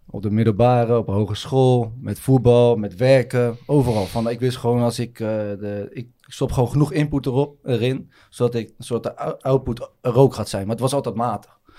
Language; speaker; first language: Dutch; native; Dutch